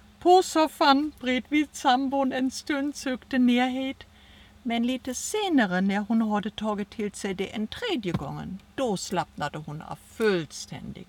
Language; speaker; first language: Swedish; non-native, fluent; German